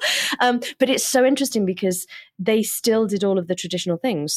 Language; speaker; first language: English; native; English